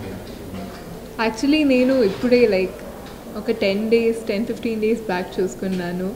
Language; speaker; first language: Telugu; non-native, fluent; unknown